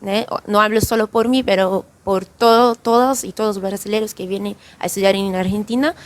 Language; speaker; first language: Spanish; non-native, fluent; Portuguese